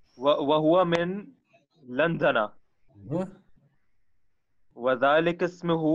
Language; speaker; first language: Arabic; non-native, learner; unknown